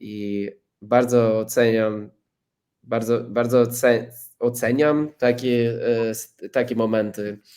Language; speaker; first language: Polish; non-native, fluent; English